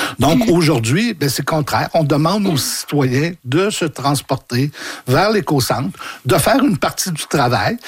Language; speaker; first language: French; native; French